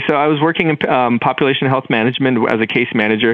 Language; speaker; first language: English; native; English